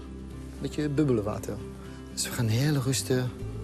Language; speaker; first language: Dutch; non-native, fluent; French